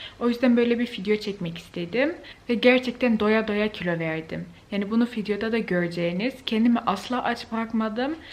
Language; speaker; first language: Turkish; native; Turkish